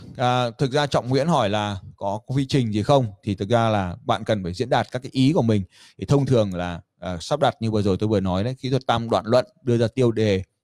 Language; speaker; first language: Vietnamese; native; Vietnamese